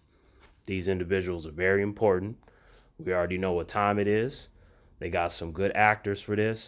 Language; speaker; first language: English; native; English